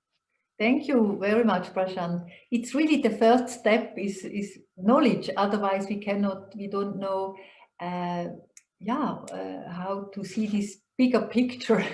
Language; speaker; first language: English; non-native, fluent; German